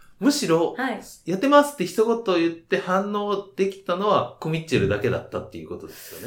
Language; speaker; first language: Japanese; native; Japanese